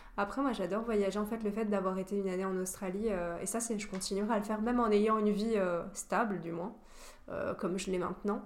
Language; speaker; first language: French; native; French